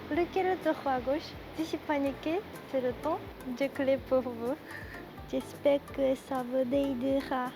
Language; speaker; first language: French; non-native, learner; Japanese